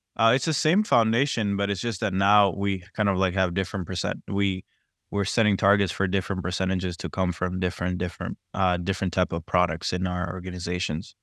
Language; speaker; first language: English; non-native, local second language; Kinyarwanda